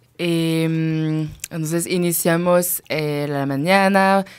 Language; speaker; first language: Spanish; non-native, learner; French